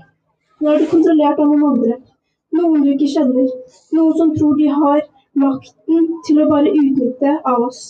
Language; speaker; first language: Norwegian; early bilingual, other home language; Persian